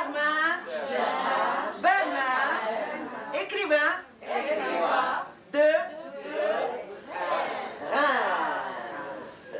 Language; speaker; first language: French; non-native, learner; Russian